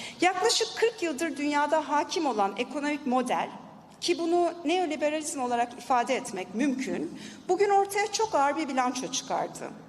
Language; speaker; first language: Turkish; native; Turkish